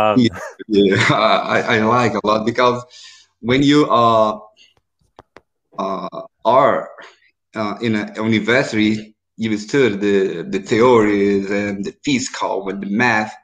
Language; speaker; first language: English; non-native, learner; Portuguese